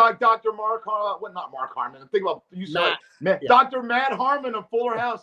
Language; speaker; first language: English; native; English